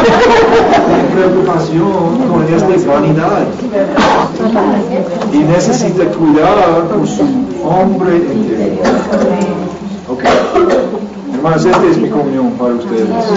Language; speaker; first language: Spanish; non-native, learner; English